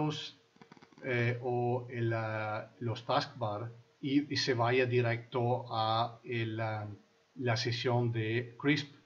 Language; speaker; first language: Spanish; non-native, fluent; Italian